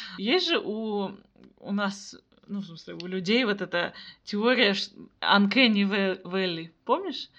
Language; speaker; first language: Russian; native; Russian